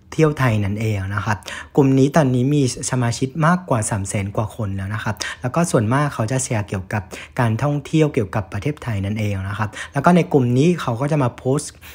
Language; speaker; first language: Thai; non-native, fluent; Vietnamese